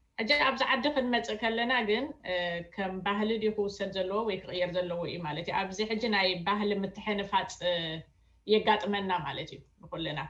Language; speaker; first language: Tigrinya; native; Tigrinya